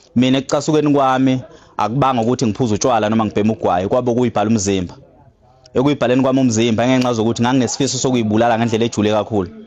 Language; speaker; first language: Zulu; native; Zulu